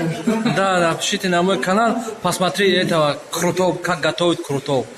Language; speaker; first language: Russian; non-native, learner; Tajik